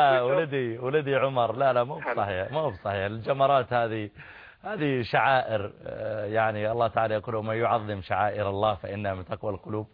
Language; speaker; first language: Arabic; native; Arabic